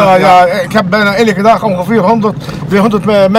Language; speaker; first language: Dutch; non-native, learner; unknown